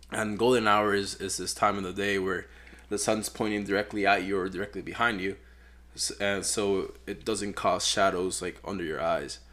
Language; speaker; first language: English; non-native, fluent; Spanish